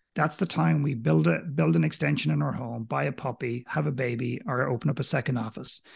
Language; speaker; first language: English; native; English